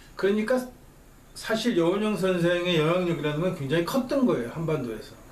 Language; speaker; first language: Korean; native; Korean